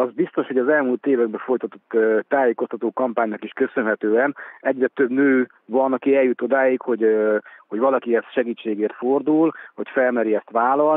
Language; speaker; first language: Hungarian; native; Hungarian